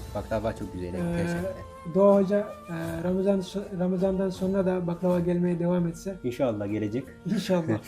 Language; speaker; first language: Turkish; non-native, fluent; Nepali